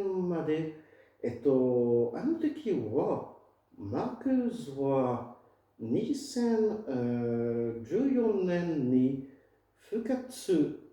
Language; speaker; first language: Japanese; non-native, fluent; French